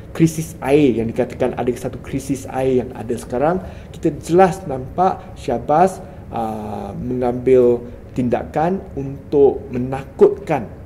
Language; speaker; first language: Malay; non-native, local second language; Chinese